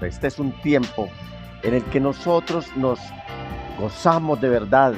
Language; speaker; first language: Spanish; native; Spanish